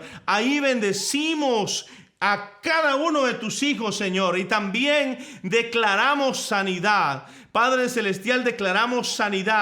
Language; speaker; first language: Spanish; native; Spanish